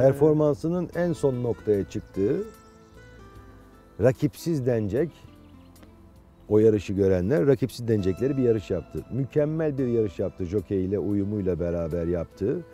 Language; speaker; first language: Turkish; native; Turkish